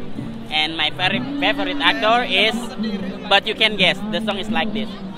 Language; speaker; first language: English; non-native, learner; Indonesian